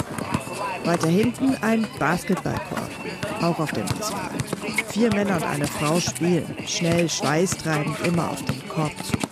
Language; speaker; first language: German; native; German